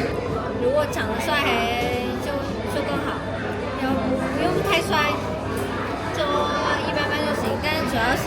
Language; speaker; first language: Chinese; non-native, fluent; Vietnamese